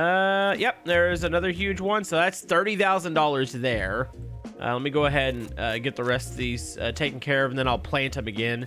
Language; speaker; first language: English; native; English